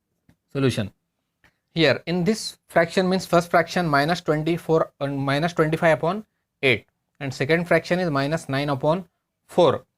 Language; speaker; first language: English; non-native, local second language; Hindi